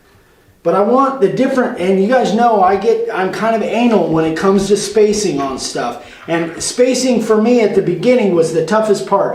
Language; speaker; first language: English; native; English